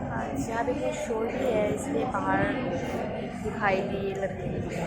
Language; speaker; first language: Hindi; non-native, local second language; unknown